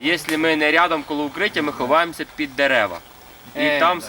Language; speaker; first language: Ukrainian; native; Ukrainian